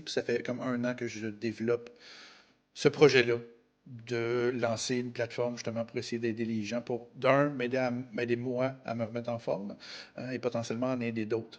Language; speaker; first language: French; native; French